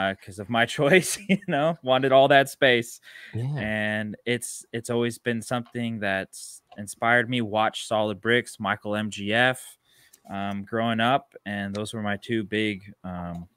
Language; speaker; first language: English; native; English